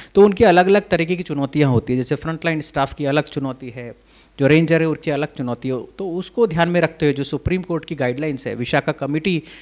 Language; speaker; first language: Hindi; native; Hindi